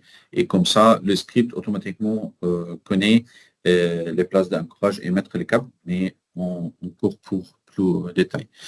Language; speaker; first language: French; non-native, learner; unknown